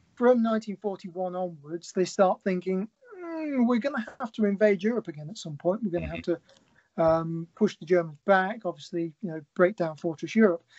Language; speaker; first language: English; native; English